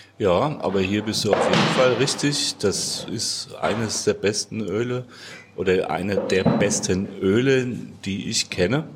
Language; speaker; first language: German; native; German